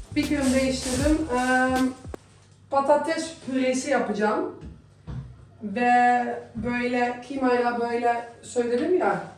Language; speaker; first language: Turkish; non-native, fluent; Dutch